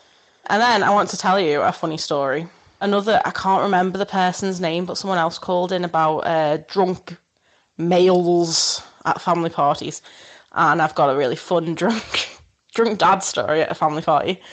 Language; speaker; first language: English; native; English